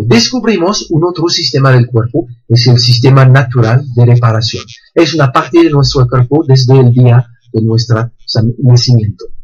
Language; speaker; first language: Spanish; non-native, fluent; French